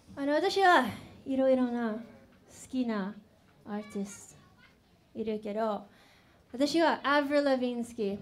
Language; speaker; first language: Japanese; non-native, learner; English